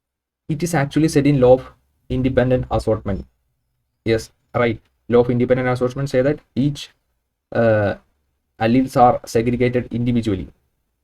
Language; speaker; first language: English; non-native, local second language; Malayalam